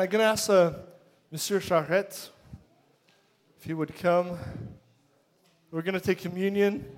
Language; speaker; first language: English; native; English